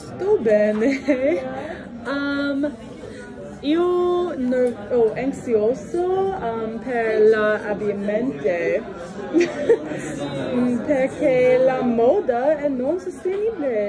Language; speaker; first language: Italian; non-native, learner; English